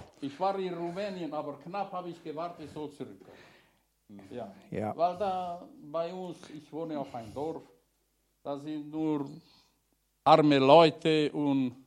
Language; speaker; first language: German; non-native, learner; Romanian